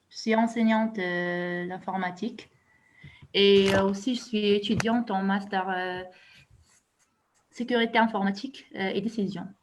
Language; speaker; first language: French; non-native, local second language; Arabic